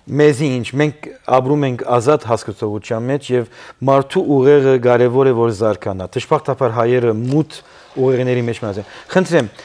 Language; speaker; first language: Armenian; early bilingual, heritage; Armenian